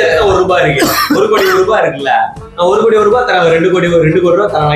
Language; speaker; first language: Tamil; native; Tamil